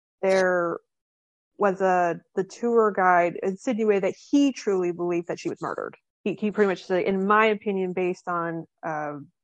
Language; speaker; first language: English; native; English